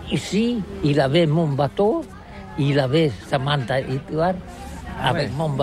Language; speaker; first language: French; non-native, learner; Catalan